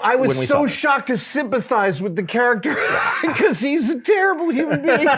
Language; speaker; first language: English; native; English